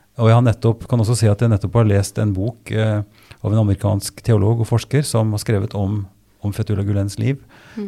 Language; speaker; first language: Norwegian; native; Norwegian